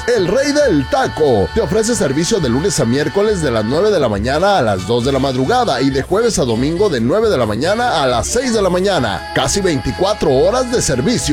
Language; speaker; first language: Spanish; native; Spanish